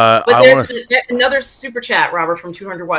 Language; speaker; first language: English; native; English